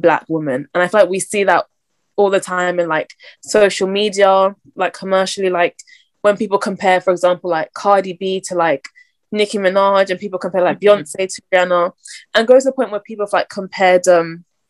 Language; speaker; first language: English; native; English